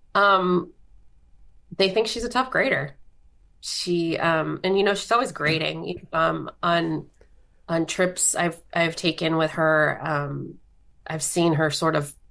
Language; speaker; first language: English; native; English